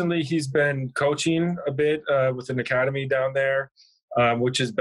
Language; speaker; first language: English; native; English